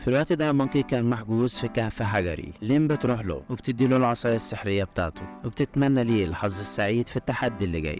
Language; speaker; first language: Arabic; native; Arabic